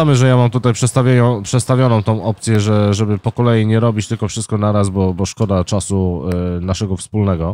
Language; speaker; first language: Polish; native; Polish